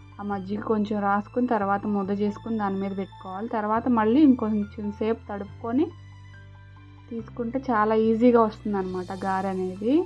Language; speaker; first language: Telugu; native; Telugu